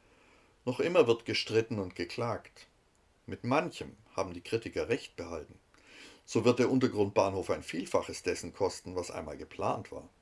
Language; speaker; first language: German; native; German